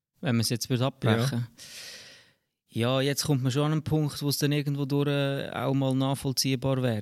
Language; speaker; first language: German; native; German